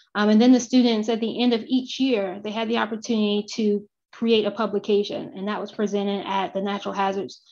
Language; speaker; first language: English; native; English